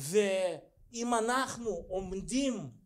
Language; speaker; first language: Hebrew; non-native, fluent; Russian